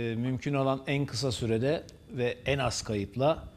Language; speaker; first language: Turkish; native; Turkish